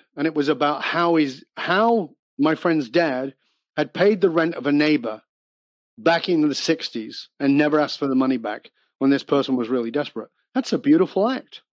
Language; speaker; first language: English; native; English